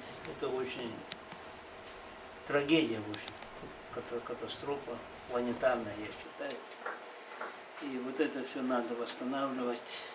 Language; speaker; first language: Russian; non-native, local second language; Yakut